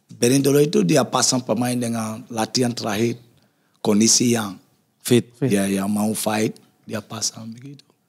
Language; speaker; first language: Indonesian; non-native, fluent; English